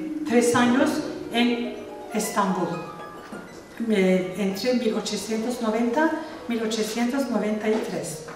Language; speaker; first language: Spanish; non-native, fluent; Turkish